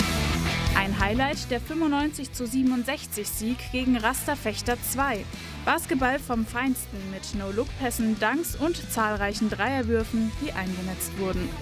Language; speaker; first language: German; native; German